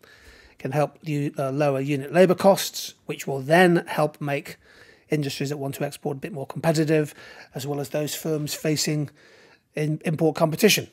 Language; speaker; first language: English; native; English